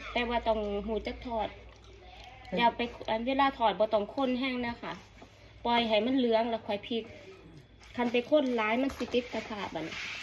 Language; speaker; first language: Thai; native; Thai